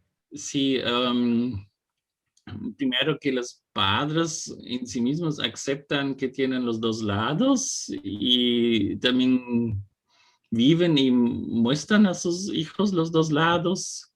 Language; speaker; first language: Spanish; non-native, fluent; German